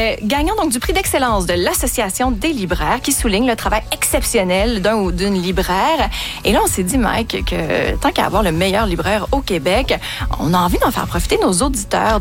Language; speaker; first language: French; native; French